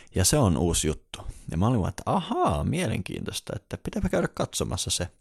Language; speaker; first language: Finnish; native; Finnish